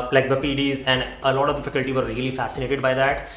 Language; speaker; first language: English; non-native, local second language; Hindi